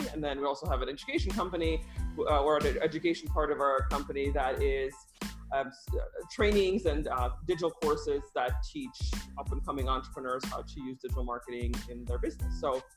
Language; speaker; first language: English; early bilingual, other home language; Russian